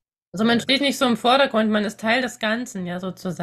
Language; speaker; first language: German; native; German